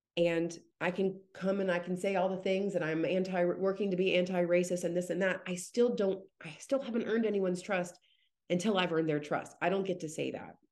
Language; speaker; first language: English; native; English